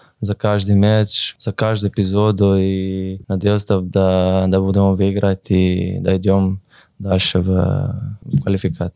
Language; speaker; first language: Russian; non-native, learner; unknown